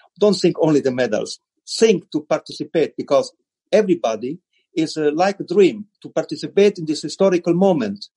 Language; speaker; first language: English; non-native, learner; German